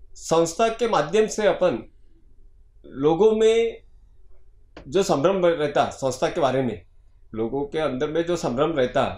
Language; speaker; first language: Hindi; non-native, local second language; Marathi